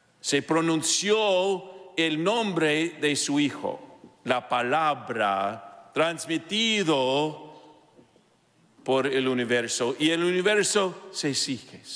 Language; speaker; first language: Spanish; non-native, fluent; English